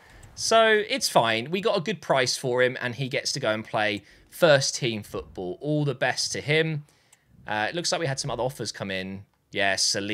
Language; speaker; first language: English; native; English